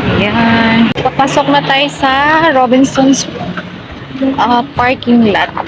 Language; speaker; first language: Filipino; native; Filipino